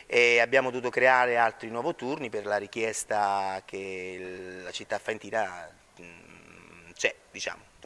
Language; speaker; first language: Italian; native; Italian